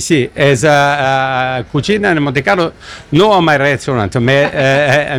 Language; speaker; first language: Italian; non-native, learner; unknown